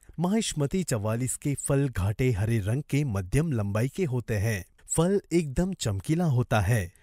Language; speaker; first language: Hindi; native; Hindi